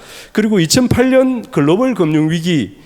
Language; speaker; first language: Korean; native; Korean